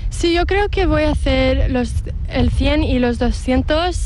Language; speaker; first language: Spanish; early bilingual, heritage; English